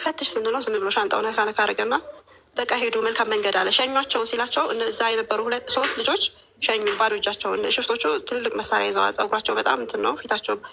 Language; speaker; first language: Amharic; non-native, local second language; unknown